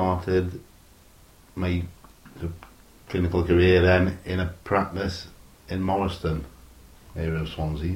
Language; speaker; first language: English; native; English